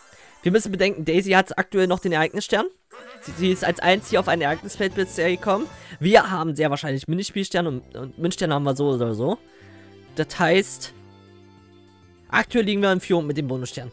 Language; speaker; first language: German; native; German